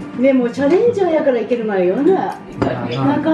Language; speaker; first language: Japanese; native; Japanese